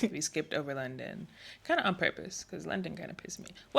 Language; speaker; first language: English; native; English